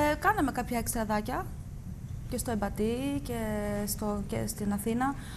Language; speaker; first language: Greek; early bilingual, heritage; Greek